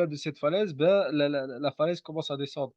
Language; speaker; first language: French; native; French